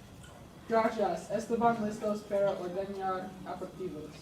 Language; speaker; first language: Spanish; non-native, learner; English